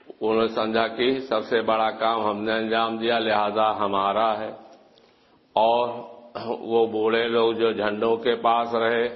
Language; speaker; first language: Urdu; native; Urdu